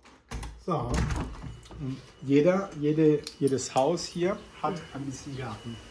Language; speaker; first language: German; non-native, fluent; Italian